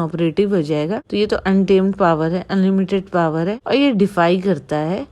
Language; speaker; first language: Hindi; native; Hindi